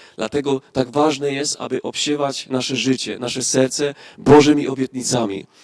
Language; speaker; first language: Polish; native; Polish